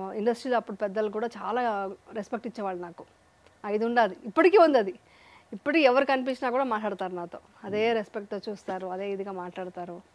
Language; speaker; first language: Telugu; native; Telugu